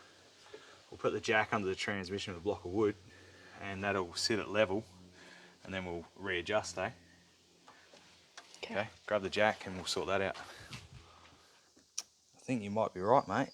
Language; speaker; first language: English; native; English